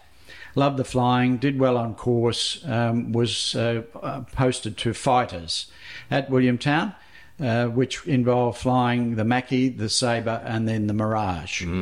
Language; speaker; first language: English; native; English